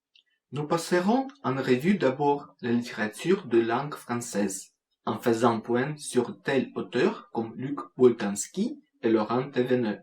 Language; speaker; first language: French; non-native, fluent; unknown